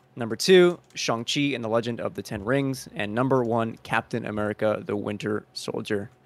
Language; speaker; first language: English; early bilingual, other home language; Spanish